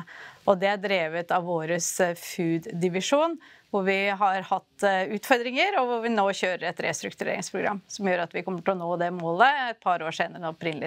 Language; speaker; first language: Norwegian; native; Norwegian